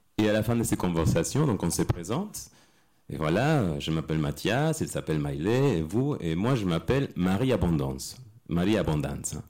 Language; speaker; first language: French; non-native, fluent; Spanish